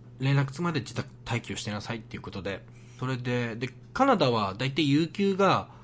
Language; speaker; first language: Japanese; native; Japanese